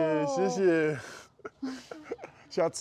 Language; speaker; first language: Chinese; non-native, learner; French